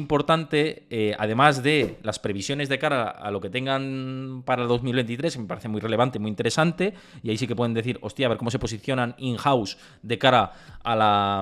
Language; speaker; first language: Spanish; native; Spanish